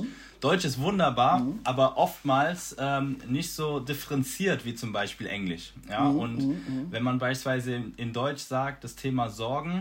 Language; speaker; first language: German; native; German